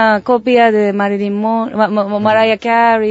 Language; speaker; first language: Spanish; non-native, learner; Japanese